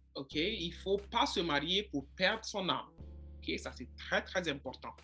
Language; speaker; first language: French; non-native, fluent; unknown